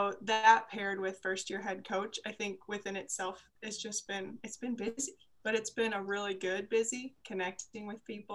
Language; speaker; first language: English; native; English